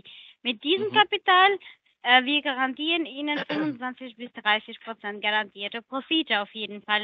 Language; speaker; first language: German; non-native, learner; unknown